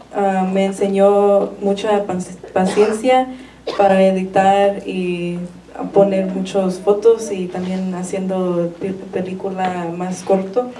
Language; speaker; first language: Spanish; early bilingual, heritage; Spanish